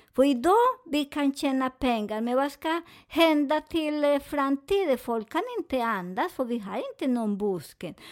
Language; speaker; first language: Swedish; non-native, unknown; Spanish